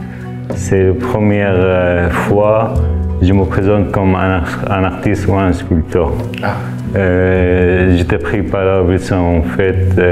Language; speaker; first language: French; non-native, fluent; Arabic